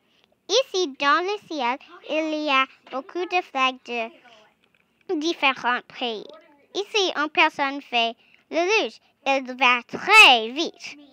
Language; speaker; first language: French; non-native, learner; English